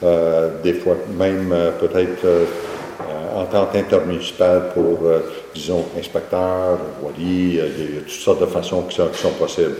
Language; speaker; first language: French; native; French